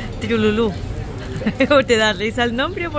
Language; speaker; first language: Spanish; native; Spanish